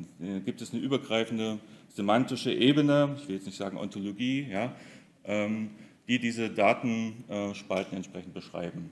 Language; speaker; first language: German; native; German